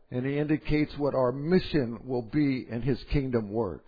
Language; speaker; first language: English; native; English